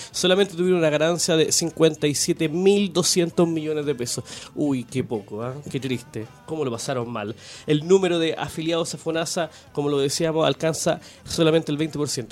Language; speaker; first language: Spanish; native; Spanish